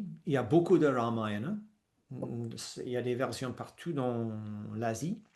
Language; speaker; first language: French; non-native, fluent; English